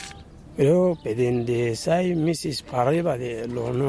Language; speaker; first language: Spanish; non-native, learner; Arabic